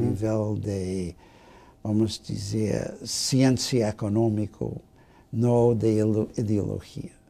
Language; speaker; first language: Portuguese; non-native, fluent; English